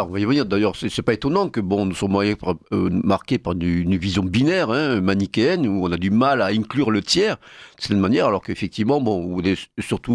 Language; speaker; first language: French; native; French